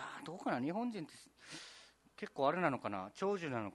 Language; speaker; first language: Japanese; native; Japanese